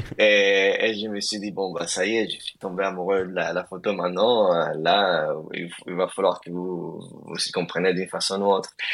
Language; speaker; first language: French; non-native, fluent; Spanish